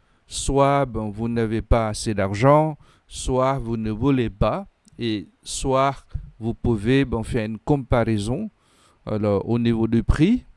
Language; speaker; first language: French; non-native, fluent; Khmer